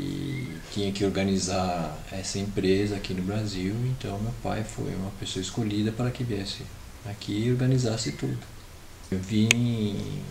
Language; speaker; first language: Portuguese; early bilingual, other home language; Italian